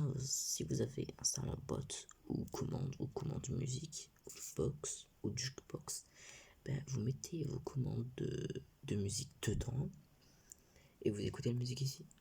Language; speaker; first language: French; native; French